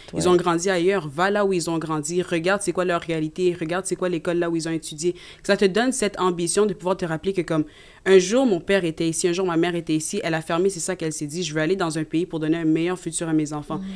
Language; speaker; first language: French; native; French